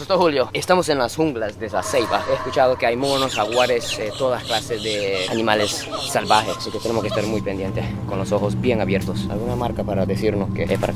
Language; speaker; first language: Spanish; non-native, fluent; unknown